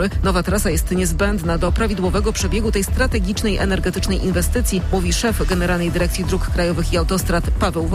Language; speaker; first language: Polish; native; Polish